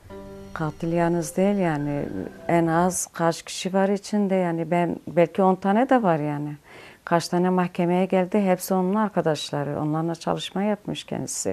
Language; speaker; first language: Turkish; non-native, local second language; Kurdish